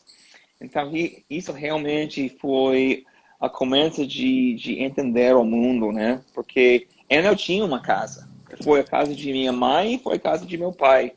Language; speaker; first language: Portuguese; non-native, learner; English